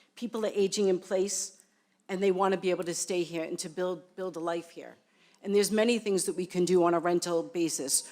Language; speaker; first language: English; native; English